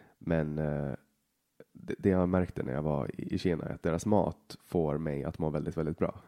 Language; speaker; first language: Swedish; native; Swedish